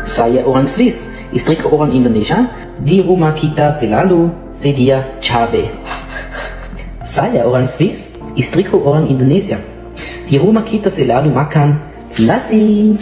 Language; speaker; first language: Indonesian; non-native, learner; German